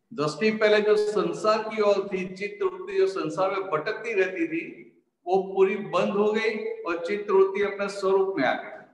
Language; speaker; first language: Hindi; non-native, local second language; Gujarati